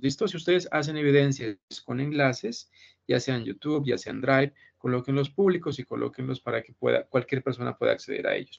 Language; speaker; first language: Spanish; native; Spanish